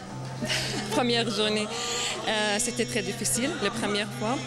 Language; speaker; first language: French; non-native, learner; Arabic